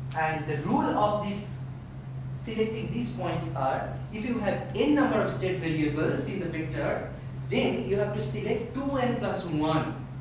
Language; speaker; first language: English; non-native, local second language; Bangla